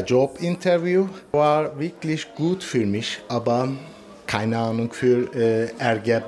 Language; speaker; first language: German; non-native, learner; Turkish